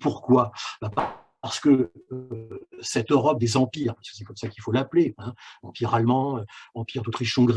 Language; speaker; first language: French; native; French